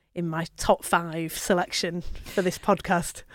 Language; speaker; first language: English; native; English